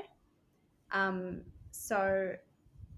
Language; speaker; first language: English; native; English